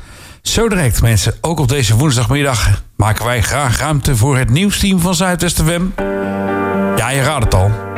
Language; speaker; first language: Dutch; native; Dutch